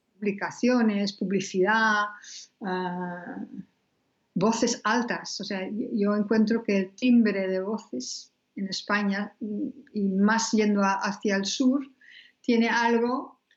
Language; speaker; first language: Spanish; non-native, fluent; Dutch